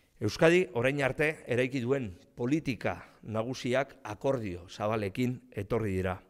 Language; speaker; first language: Basque; non-native, local second language; Spanish